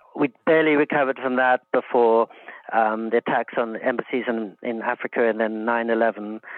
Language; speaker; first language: English; native; English